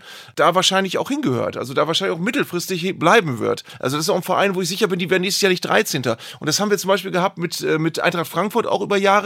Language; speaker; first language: German; native; German